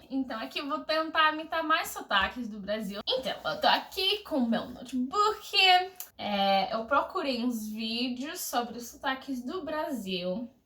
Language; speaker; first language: Portuguese; non-native, fluent; English